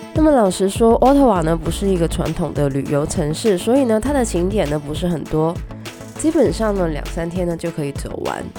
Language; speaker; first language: Chinese; native; Chinese